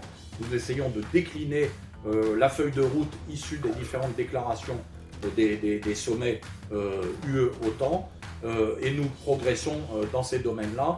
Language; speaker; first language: French; native; French